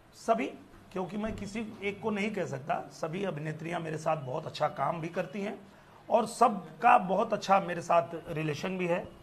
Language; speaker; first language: Hindi; native; Hindi